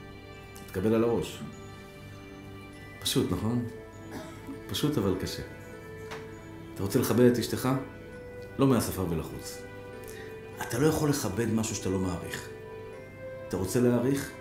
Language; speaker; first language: Hebrew; native; Hebrew